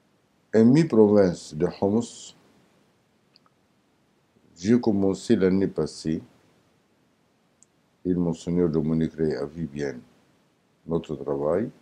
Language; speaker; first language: French; non-native, learner; Arabic